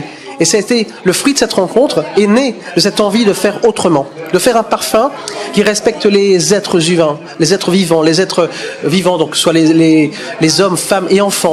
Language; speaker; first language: French; native; French